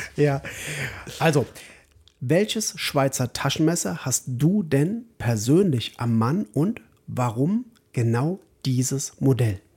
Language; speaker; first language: German; native; German